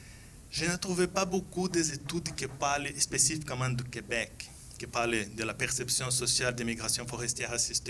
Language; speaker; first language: French; non-native, fluent; Portuguese